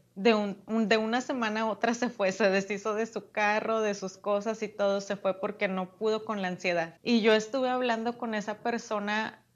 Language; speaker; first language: Spanish; native; Spanish